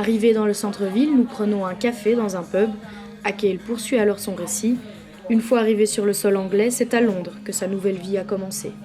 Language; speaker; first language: French; native; French